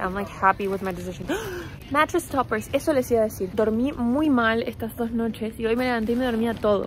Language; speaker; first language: Spanish; early bilingual, heritage; Spanish